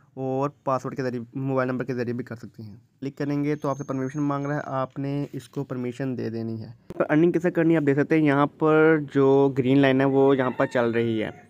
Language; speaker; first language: Urdu; native; Urdu